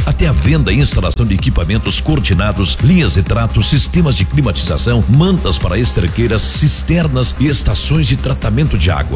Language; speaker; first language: Portuguese; native; Portuguese